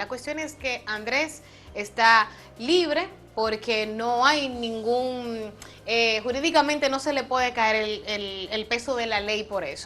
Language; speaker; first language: Spanish; native; Spanish